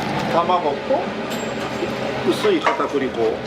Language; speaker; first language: Japanese; native; Japanese